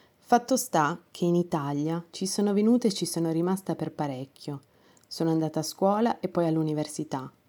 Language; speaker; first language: Italian; non-native, fluent; Romanian